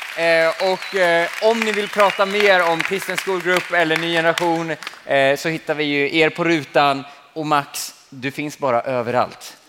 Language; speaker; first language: Swedish; early bilingual, other home language; Finnish